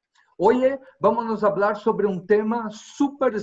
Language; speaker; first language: Spanish; non-native, fluent; Portuguese